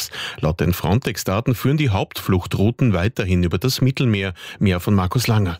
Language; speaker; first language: German; native; German